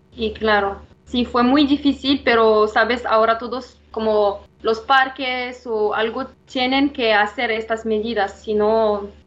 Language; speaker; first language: Spanish; non-native, fluent; Arabic